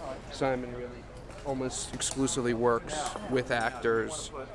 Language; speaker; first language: English; native; English